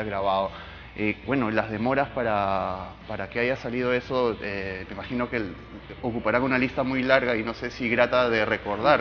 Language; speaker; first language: Spanish; native; Spanish